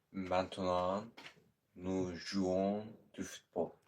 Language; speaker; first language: French; non-native, learner; Azerbaijani